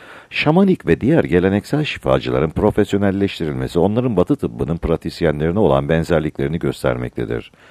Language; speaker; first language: Turkish; native; Turkish